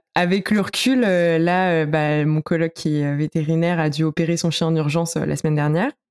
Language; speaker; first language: French; native; French